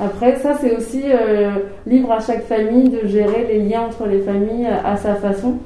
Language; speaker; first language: French; native; French